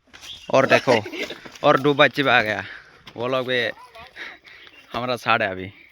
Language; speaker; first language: Hindi; non-native, local second language; Kok Borok